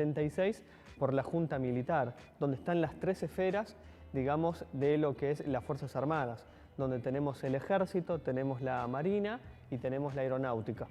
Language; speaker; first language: Spanish; native; Spanish